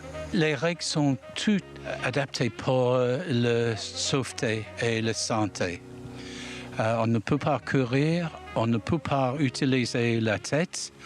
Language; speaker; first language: French; non-native, learner; English